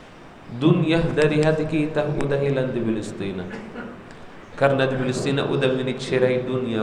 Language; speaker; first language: Indonesian; non-native, learner; Arabic